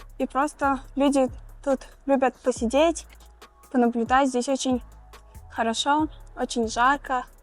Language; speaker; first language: Russian; non-native, local second language; Tajik